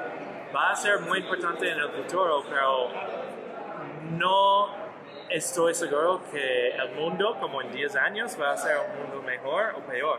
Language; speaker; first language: Spanish; non-native, learner; English